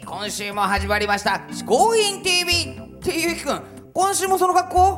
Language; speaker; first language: Japanese; native; Japanese